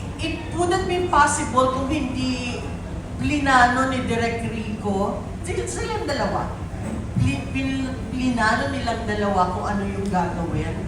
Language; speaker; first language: Filipino; native; Filipino